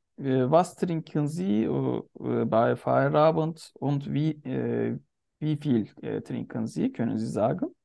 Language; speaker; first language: German; non-native, learner; Turkish